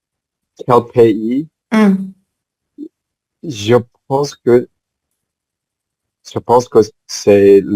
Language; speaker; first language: French; non-native, fluent; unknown